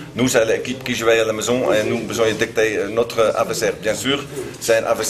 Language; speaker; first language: French; non-native, learner; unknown